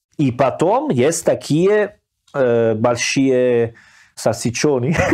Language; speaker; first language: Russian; non-native, learner; Italian